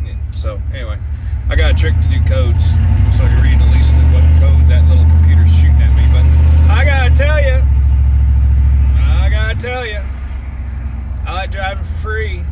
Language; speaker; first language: English; native; English